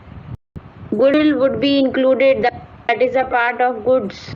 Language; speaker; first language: English; non-native, local second language; Hindi